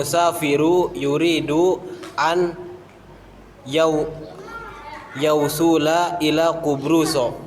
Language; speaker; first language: Arabic; non-native, learner; Indonesian